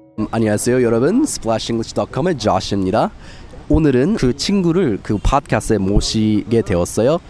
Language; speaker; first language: Korean; non-native, fluent; English